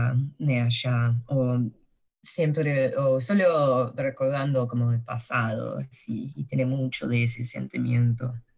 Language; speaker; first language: Spanish; early bilingual, heritage; Spanish